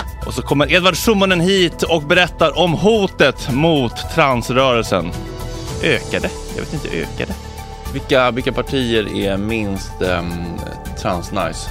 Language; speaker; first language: Swedish; native; Swedish